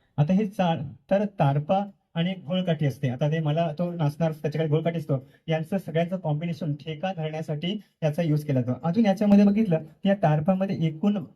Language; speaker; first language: Marathi; native; Marathi